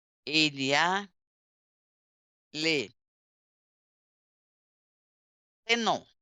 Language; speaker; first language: French; non-native, fluent; Portuguese